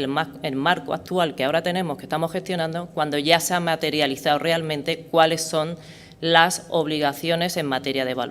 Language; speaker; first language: Spanish; native; Spanish